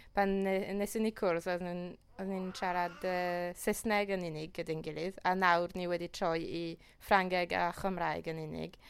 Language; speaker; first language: Welsh; non-native, fluent; French